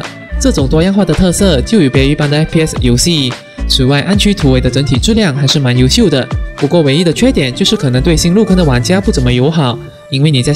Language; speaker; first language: Chinese; native; Chinese